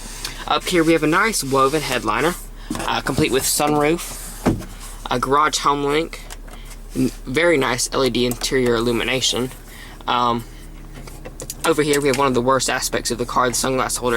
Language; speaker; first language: English; native; English